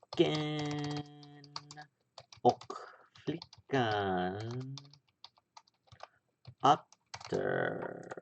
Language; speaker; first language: Swedish; non-native, learner; English